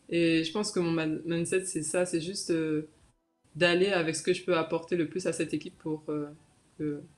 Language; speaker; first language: French; native; French